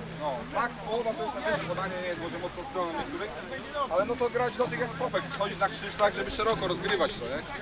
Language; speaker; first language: Polish; native; Polish